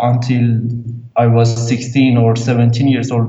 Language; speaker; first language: English; non-native, fluent; Persian